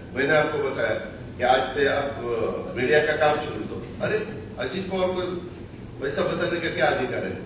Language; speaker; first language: Hindi; non-native, local second language; Marathi